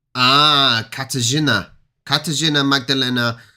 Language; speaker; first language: Polish; non-native, learner; English